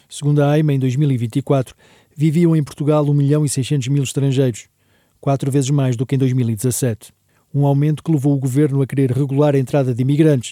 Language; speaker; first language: Portuguese; native; Portuguese